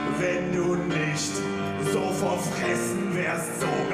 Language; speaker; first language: German; native; German